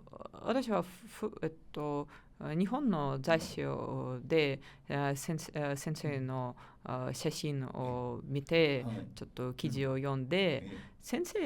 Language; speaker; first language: Japanese; non-native, learner; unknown